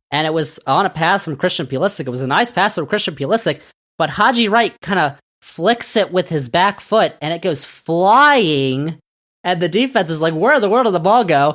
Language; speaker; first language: English; native; English